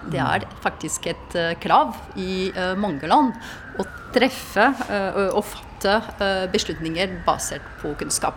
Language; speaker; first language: Norwegian; non-native, fluent; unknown